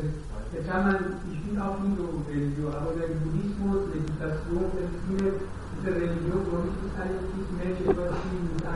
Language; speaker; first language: German; non-native, learner; Persian